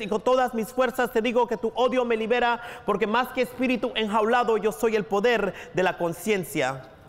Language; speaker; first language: Spanish; early bilingual, heritage; Spanish